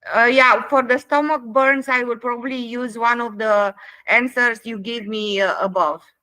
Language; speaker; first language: English; non-native, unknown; Romanian